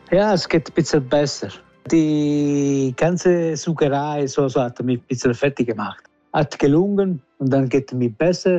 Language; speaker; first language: German; non-native, learner; Italian